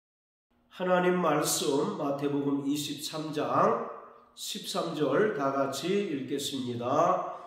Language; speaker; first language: Korean; native; Korean